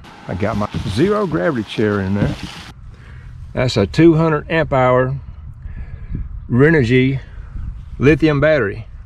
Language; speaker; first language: English; native; English